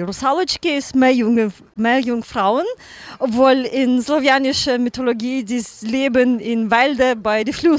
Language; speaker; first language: German; non-native, learner; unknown